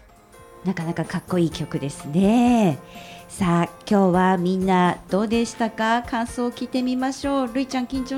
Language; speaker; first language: Japanese; native; Japanese